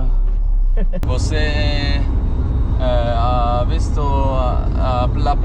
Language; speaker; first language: Portuguese; non-native, learner; German